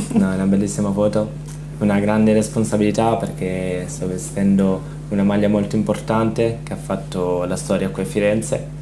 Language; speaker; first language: Italian; native; Italian